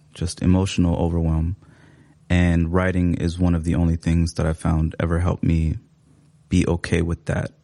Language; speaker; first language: English; early bilingual, other home language; Somali